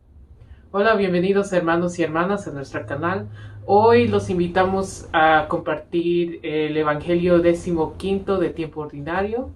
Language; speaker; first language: Spanish; native; Spanish